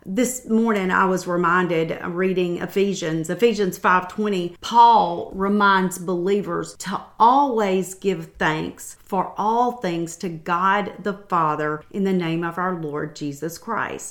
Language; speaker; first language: English; native; English